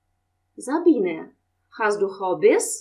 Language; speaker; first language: German; non-native, fluent; Russian